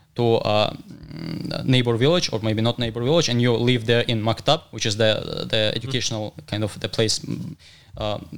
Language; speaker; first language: English; non-native, fluent; Russian